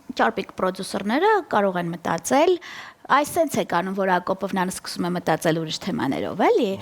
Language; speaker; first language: Armenian; native; Armenian